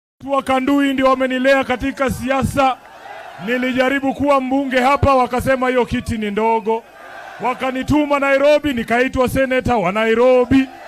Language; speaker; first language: Swahili; non-native, local second language; Luyia